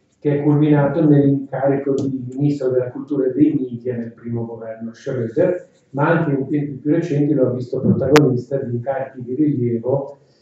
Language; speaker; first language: Italian; native; Italian